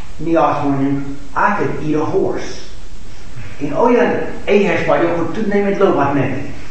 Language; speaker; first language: Hungarian; non-native, fluent; English